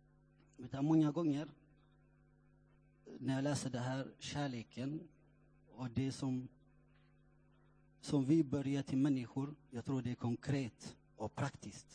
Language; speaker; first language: Swedish; non-native, fluent; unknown